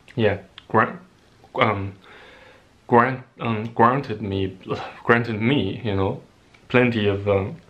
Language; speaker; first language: English; non-native, fluent; Chinese